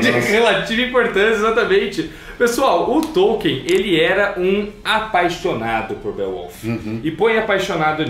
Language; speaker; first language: Portuguese; native; Portuguese